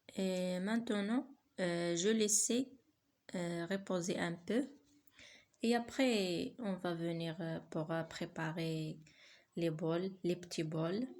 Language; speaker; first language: French; non-native, learner; Arabic